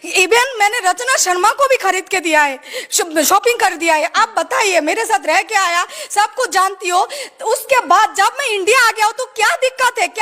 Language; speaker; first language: Hindi; non-native, fluent; Bangla